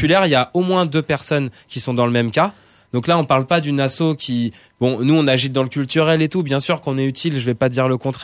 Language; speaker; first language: French; native; French